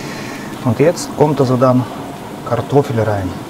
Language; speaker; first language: German; non-native, fluent; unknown